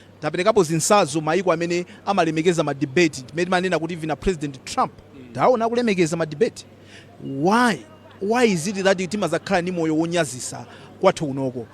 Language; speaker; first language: Nyanja; native; Nyanja